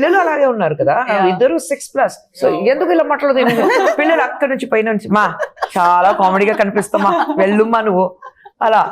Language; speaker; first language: Telugu; non-native, fluent; Hindi